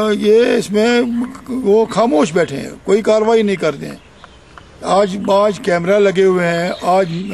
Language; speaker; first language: Urdu; non-native, local second language; Kashmiri